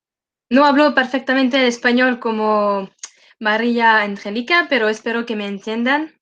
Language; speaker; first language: Spanish; non-native, learner; French